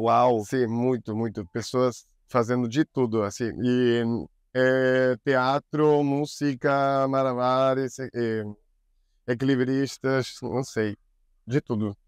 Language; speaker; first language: Portuguese; non-native, learner; Spanish